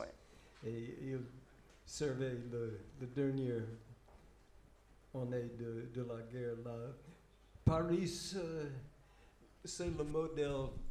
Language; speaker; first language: French; non-native, fluent; English